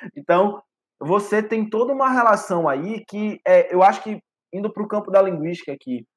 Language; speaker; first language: Portuguese; native; Portuguese